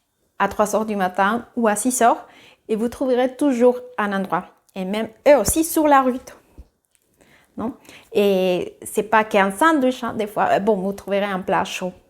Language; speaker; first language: French; non-native, fluent; Spanish